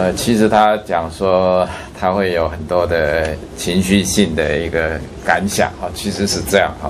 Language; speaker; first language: Chinese; non-native, local second language; Hakka Chinese